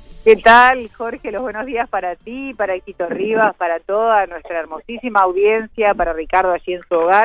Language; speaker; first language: Spanish; native; Spanish